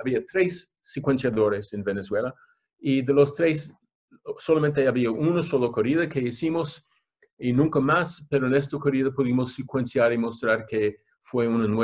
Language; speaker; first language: Spanish; non-native, fluent; English